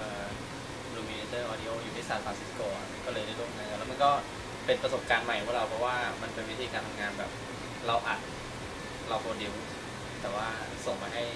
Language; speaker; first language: Thai; native; Thai